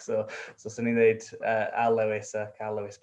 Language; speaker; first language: Welsh; non-native, local second language; English